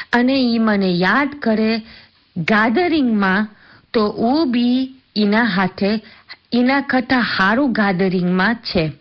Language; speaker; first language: Gujarati; early bilingual, heritage; Gujarati